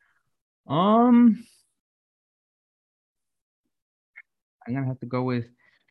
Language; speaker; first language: English; non-native, fluent; Spanish